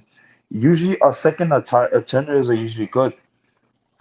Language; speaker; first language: English; native; English